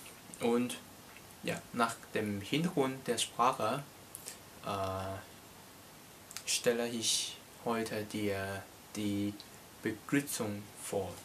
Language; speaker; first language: German; non-native, learner; Cantonese